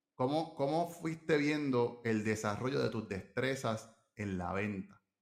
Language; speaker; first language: Spanish; native; Spanish